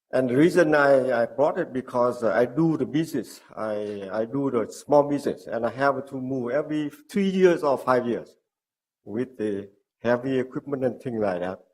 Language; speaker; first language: English; non-native, learner; Vietnamese